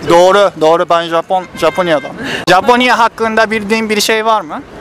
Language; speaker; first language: Turkish; non-native, learner; Japanese